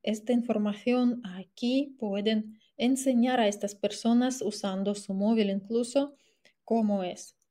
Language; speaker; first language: Spanish; non-native, fluent; Russian